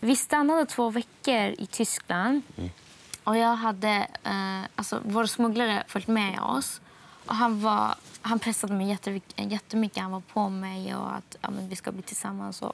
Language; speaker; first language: Swedish; non-native, fluent; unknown